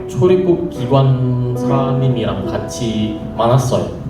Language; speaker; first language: Korean; non-native, fluent; Indonesian